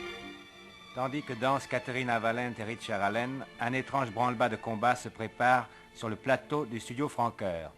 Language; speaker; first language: French; native; French